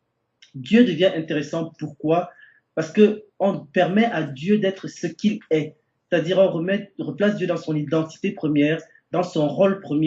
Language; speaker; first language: French; native; French